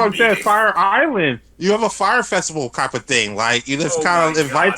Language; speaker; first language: English; native; English